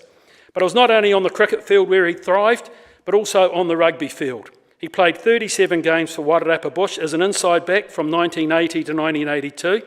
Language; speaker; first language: English; native; English